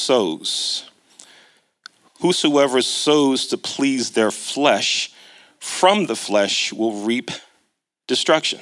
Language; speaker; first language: English; native; English